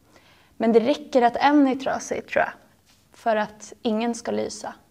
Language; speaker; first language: Swedish; native; Swedish